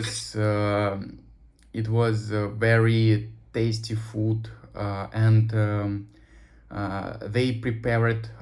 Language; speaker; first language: English; non-native, learner; Russian